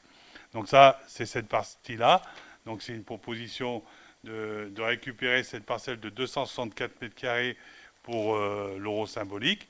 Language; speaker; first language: French; native; French